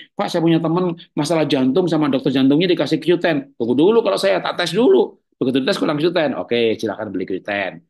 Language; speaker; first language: Indonesian; native; Indonesian